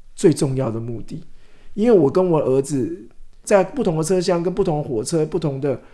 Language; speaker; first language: Chinese; native; Chinese